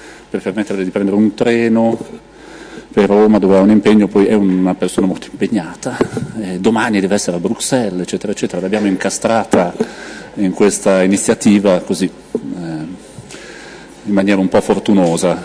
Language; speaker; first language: Italian; native; Italian